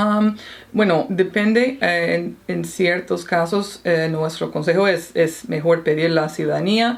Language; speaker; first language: Spanish; non-native, fluent; English